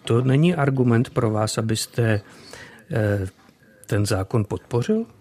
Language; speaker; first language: Czech; native; Czech